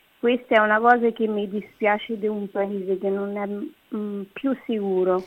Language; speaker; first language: Italian; non-native, fluent; Kabuverdianu